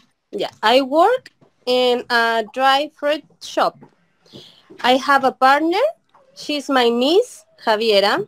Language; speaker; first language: English; non-native, learner; Spanish